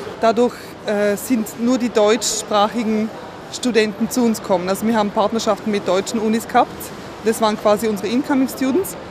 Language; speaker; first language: German; native; German